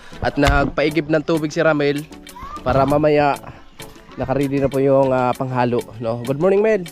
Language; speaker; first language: Filipino; non-native, local second language; Cebuano